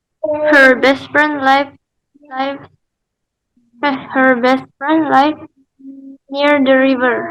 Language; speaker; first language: English; non-native, learner; Indonesian